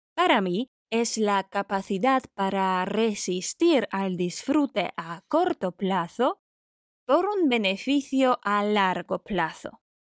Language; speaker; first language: Spanish; non-native, fluent; Polish